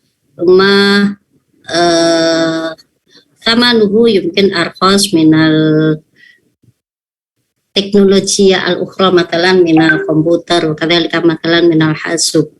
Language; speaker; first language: Arabic; non-native, fluent; Indonesian